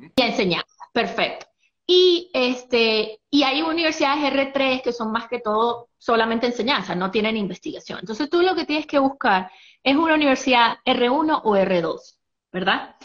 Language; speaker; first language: Spanish; native; Spanish